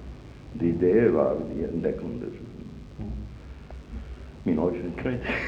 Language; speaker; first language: German; non-native, fluent; Italian